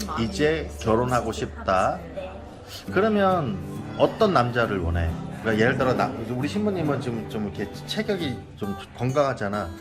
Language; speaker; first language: Korean; non-native, fluent; Vietnamese